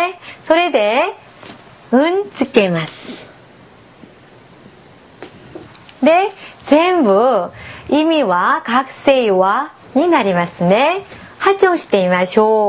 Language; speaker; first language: Japanese; non-native, fluent; Korean